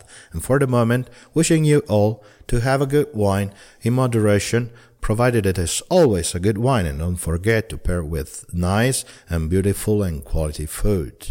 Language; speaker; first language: English; non-native, fluent; Italian